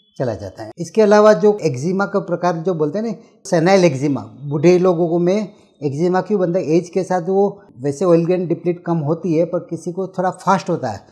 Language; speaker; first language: Hindi; non-native, local second language; Gujarati